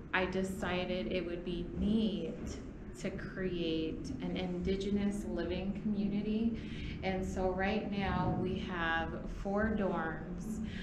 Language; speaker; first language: English; native; English